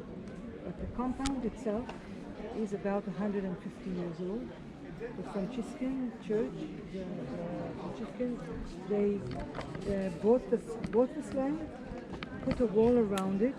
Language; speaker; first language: English; non-native, fluent; Hebrew